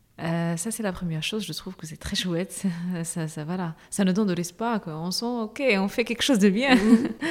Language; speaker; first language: French; non-native, local second language; Arabic